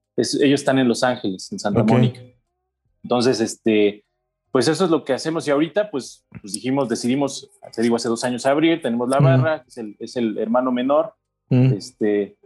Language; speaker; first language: Spanish; native; Spanish